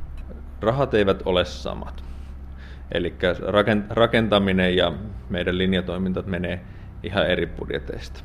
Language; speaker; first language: Finnish; native; Finnish